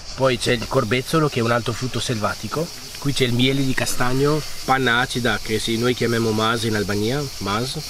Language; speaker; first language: Italian; non-native, fluent; Albanian